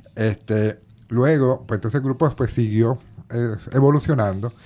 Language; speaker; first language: Spanish; native; Spanish